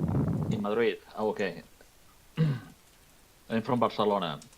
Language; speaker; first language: English; non-native, learner; Catalan